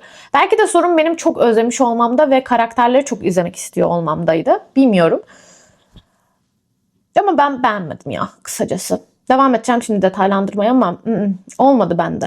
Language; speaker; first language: Turkish; native; Turkish